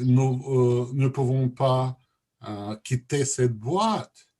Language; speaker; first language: French; non-native, learner; Russian